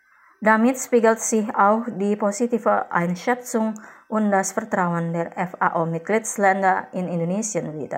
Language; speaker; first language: German; non-native, fluent; Indonesian